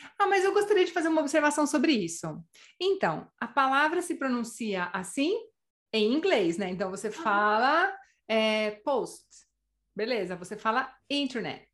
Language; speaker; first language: Portuguese; native; Portuguese